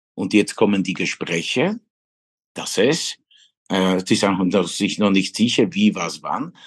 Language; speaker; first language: German; non-native, fluent; Polish